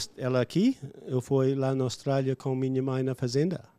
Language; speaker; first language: Portuguese; non-native, learner; English